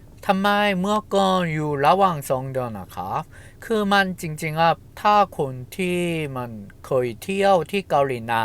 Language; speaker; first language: Thai; non-native, fluent; Korean